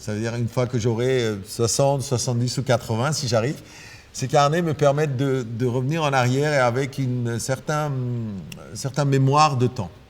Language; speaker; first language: French; non-native, fluent; Persian